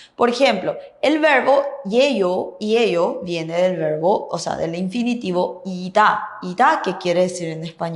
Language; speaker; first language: Spanish; native; Spanish